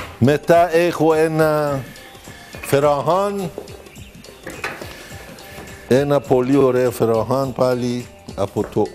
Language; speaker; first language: Greek; non-native, fluent; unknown